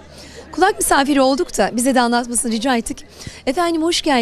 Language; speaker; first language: Turkish; native; Turkish